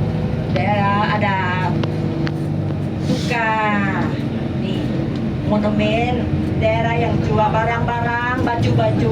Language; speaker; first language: Indonesian; non-native, learner; Thai